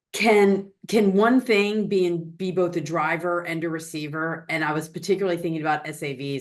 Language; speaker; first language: English; native; English